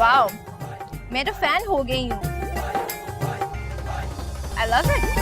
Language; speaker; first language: Hindi; non-native, fluent; Chinese